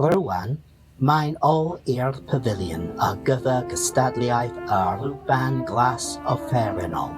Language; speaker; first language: Welsh; non-native, learner; English